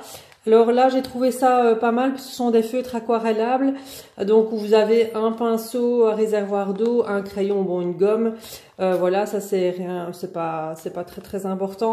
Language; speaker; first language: French; native; French